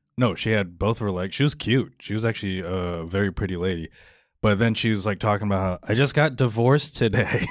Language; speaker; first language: English; native; English